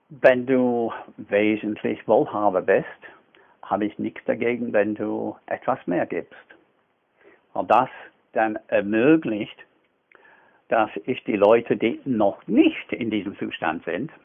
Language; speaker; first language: German; non-native, fluent; English